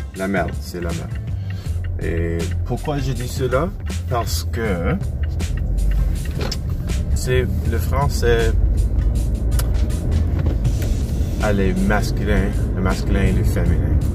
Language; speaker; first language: French; non-native, learner; English